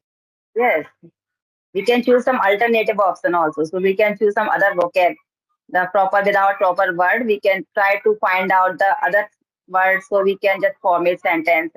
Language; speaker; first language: English; non-native, learner; Hindi